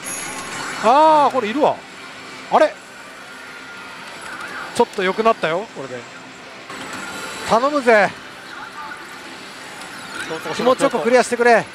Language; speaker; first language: Japanese; native; Japanese